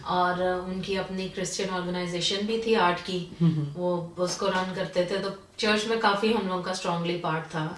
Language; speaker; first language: Urdu; native; Urdu